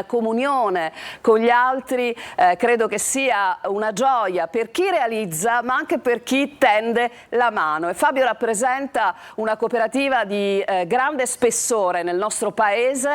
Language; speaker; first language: Italian; native; Italian